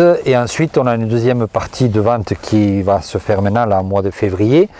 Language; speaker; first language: French; native; French